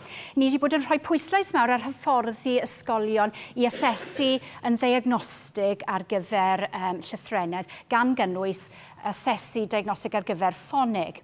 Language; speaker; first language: Welsh; native; Welsh